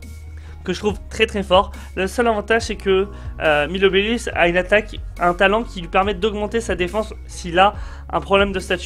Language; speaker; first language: French; native; French